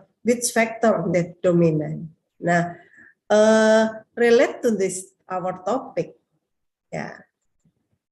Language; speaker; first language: English; non-native, learner; Indonesian